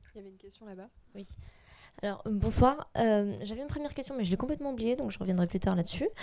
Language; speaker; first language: French; non-native, local second language; Arabic